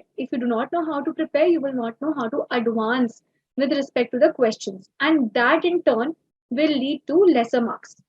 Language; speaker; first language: English; non-native, local second language; Hindi